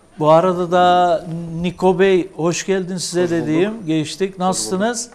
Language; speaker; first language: Turkish; native; Turkish